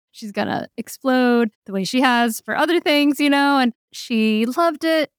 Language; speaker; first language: English; native; English